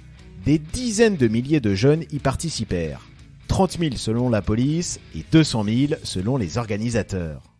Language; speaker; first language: French; native; French